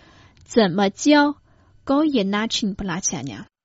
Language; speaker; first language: Chinese; non-native, fluent; Croatian